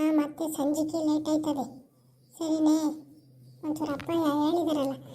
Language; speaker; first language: Kannada; native; Kannada